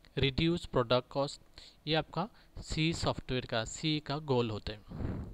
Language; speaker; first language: Hindi; native; Hindi